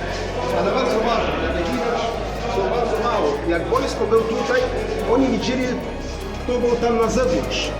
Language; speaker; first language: Polish; non-native, learner; Arabic